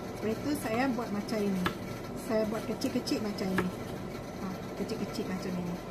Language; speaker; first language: Malay; non-native, local second language; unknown